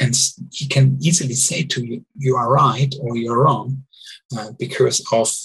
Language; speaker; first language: English; non-native, learner; German